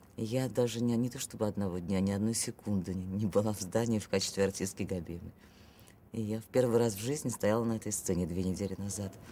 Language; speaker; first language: Russian; native; Russian